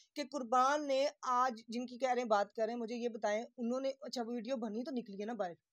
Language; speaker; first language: Urdu; native; Urdu